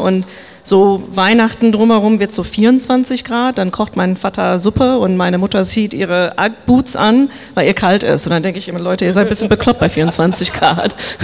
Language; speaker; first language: German; non-native, fluent; English